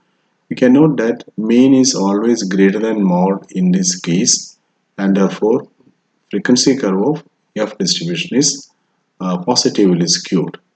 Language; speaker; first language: English; non-native, local second language; Malayalam